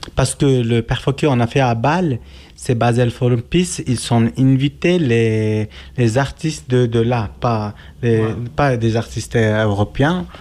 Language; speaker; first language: French; non-native, learner; Kurdish